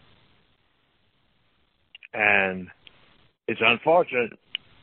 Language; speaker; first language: English; native; English